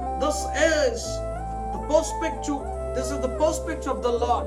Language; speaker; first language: English; non-native, local second language; Telugu